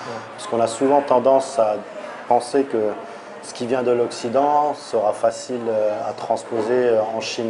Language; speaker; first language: French; early bilingual, other home language; Arabic